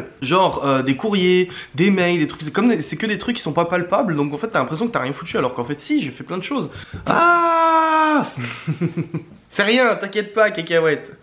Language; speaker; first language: French; native; French